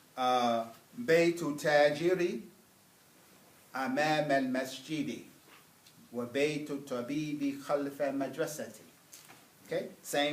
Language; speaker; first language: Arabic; non-native, fluent; English